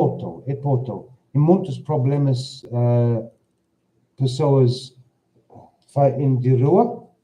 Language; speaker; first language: Portuguese; non-native, learner; English